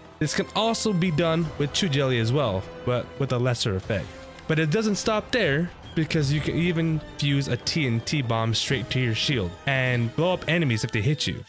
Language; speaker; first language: English; native; English